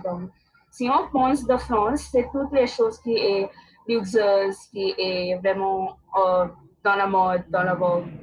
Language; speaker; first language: French; non-native, learner; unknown